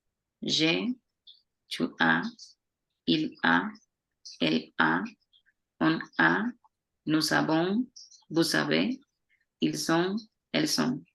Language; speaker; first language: French; non-native, learner; Spanish